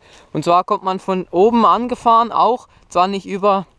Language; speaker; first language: German; native; German